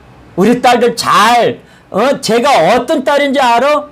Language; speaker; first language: Korean; native; Korean